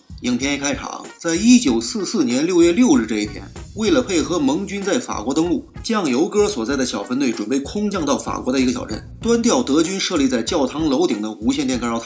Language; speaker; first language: Chinese; native; Chinese